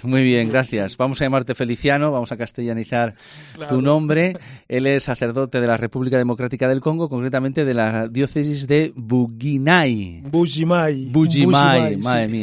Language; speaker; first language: Spanish; native; Spanish